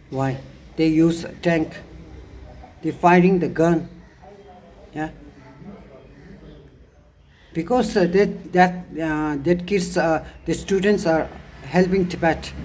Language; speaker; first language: English; non-native, learner; Tibetan